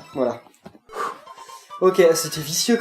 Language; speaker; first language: French; native; French